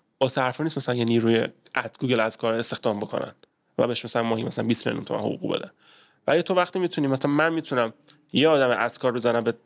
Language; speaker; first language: Persian; native; Persian